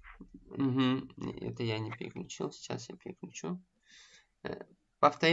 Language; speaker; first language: Russian; native; Russian